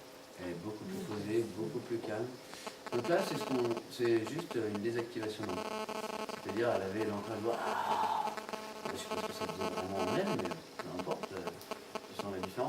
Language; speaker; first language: French; native; French